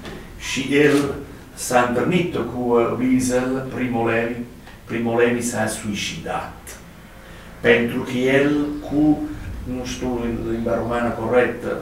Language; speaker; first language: Romanian; non-native, learner; Italian